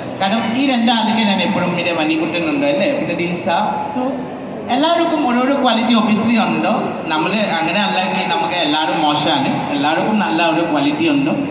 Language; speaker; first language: Malayalam; non-native, local second language; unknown